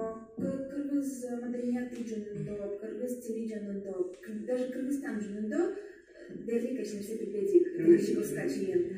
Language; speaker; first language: Kyrgyz; non-native, learner; Russian